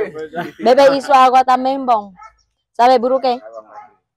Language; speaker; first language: Portuguese; non-native, learner; Vietnamese